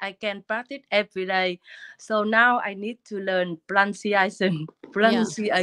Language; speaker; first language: English; non-native, learner; Vietnamese